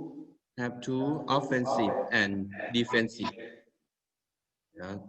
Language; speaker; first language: English; non-native, learner; Thai